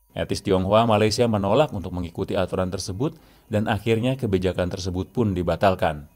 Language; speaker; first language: Indonesian; native; Indonesian